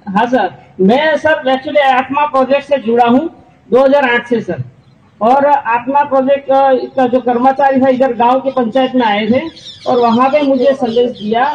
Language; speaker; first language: Hindi; non-native, local second language; Gujarati